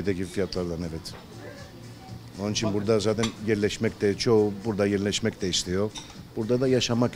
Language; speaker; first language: Turkish; early bilingual, heritage; Turkish